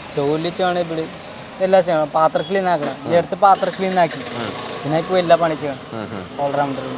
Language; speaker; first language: Malayalam; non-native, local second language; Odia